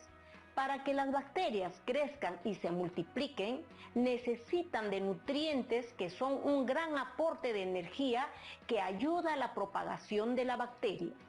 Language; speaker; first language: Spanish; native; Spanish